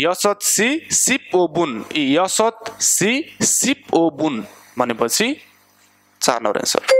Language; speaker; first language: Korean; non-native, fluent; Nepali